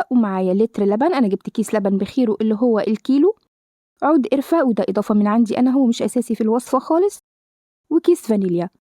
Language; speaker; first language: Arabic; native; Arabic